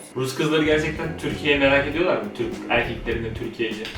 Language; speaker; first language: Turkish; native; Turkish